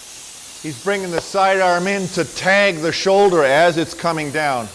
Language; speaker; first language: English; native; English